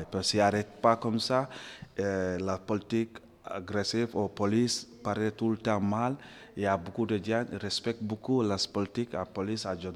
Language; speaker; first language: French; non-native, learner; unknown